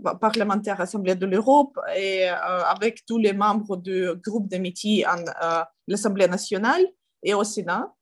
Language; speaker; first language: French; non-native, learner; Ukrainian